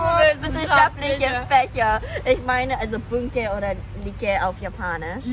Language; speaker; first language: German; non-native, learner; Japanese